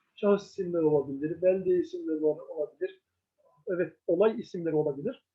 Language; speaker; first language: Turkish; native; Turkish